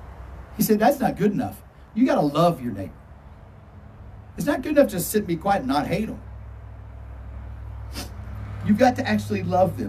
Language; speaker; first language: English; native; English